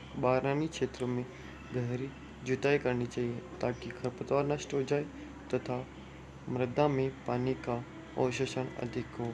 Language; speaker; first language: Hindi; native; Hindi